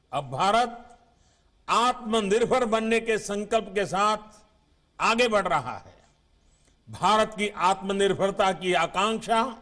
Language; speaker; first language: Hindi; native; Hindi